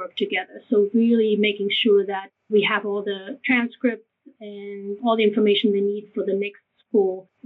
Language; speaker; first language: English; non-native, fluent; German